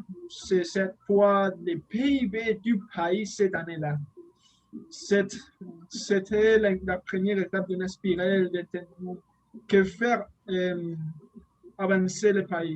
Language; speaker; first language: French; non-native, learner; Spanish